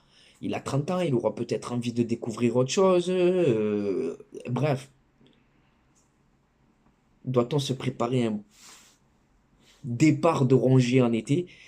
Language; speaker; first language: French; native; French